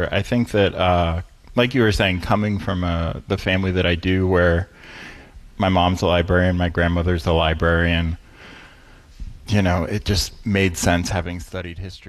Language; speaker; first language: English; native; English